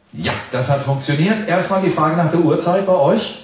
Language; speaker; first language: German; native; German